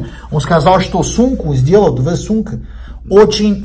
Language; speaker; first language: Russian; non-native, learner; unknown